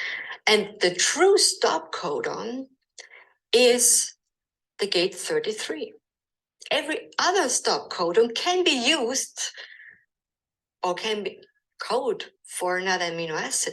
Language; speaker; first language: English; non-native, fluent; German